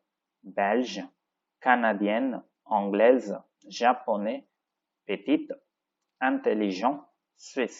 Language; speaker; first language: French; non-native, fluent; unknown